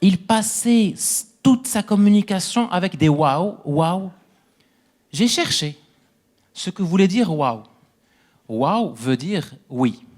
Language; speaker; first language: French; non-native, local second language; Arabic